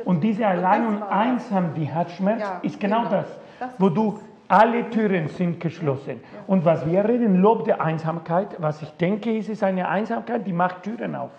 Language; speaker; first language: German; non-native, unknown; Spanish